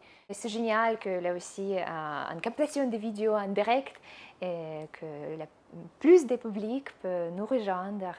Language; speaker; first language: French; non-native, fluent; Russian